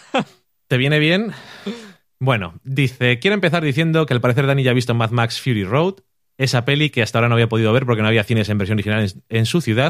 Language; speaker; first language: Spanish; native; Spanish